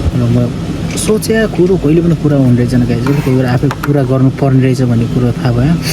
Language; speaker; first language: Nepali; native; Nepali